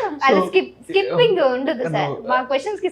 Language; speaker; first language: Telugu; native; Telugu